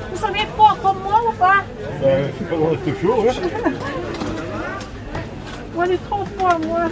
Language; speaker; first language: French; non-native, learner; Thai